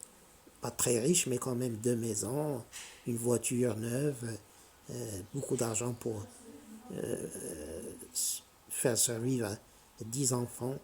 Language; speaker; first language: French; non-native, local second language; Arabic